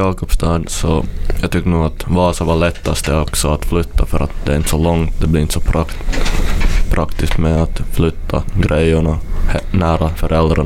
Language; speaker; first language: Swedish; native; Swedish